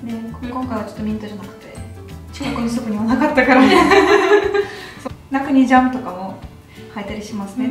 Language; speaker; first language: Japanese; non-native, fluent; Russian